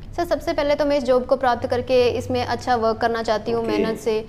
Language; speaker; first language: Hindi; native; Hindi